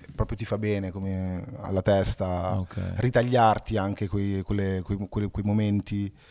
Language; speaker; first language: Italian; native; Italian